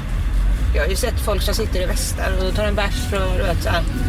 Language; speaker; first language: Swedish; native; Swedish